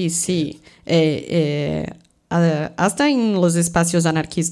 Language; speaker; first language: Spanish; non-native, fluent; Portuguese